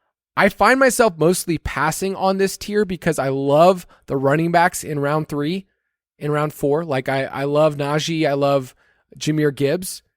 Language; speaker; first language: English; native; English